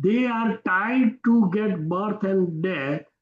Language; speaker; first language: English; non-native, local second language; Gujarati